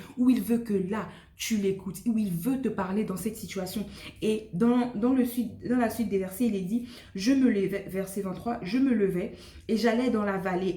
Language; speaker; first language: French; native; French